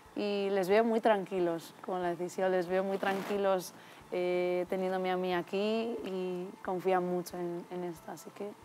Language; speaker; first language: Spanish; native; Spanish